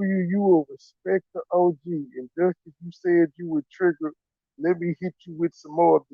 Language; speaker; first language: English; native; English